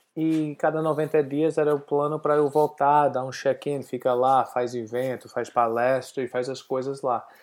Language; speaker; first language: Portuguese; non-native, fluent; English